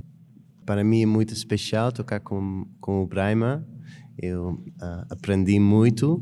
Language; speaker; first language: Portuguese; non-native, fluent; Dutch